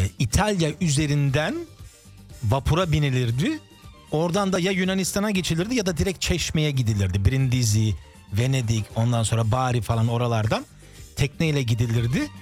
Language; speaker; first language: Turkish; early bilingual, heritage; Turkish